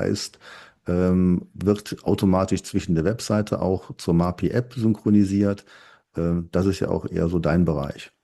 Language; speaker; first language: German; native; German